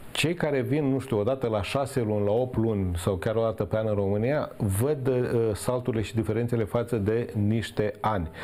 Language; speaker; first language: Romanian; native; Romanian